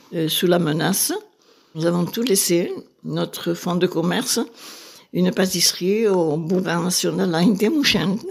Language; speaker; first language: French; native; French